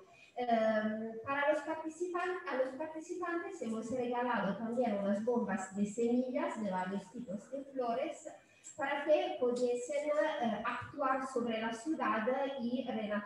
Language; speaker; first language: Spanish; non-native, fluent; Italian